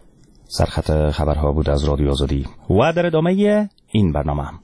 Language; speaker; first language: Persian; native; Persian